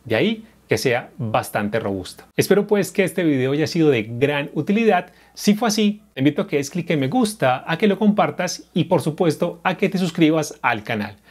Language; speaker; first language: Spanish; native; Spanish